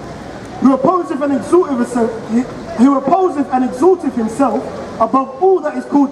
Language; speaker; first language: English; native; English